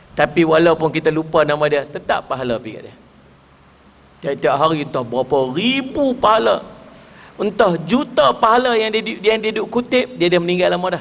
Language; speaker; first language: Malay; native; Malay